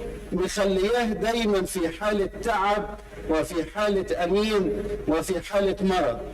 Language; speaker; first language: Arabic; native; Arabic